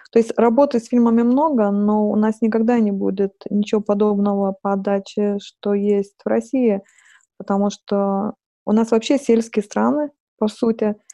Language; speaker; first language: Russian; non-native, fluent; Lithuanian